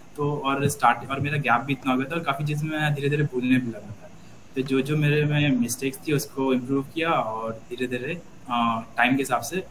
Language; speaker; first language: Hindi; native; Hindi